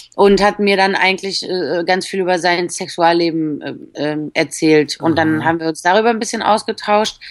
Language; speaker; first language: German; early bilingual, other home language; Polish